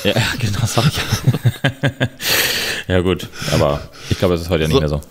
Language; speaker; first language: German; native; German